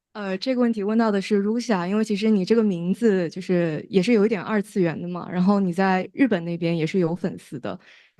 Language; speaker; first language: Chinese; native; Chinese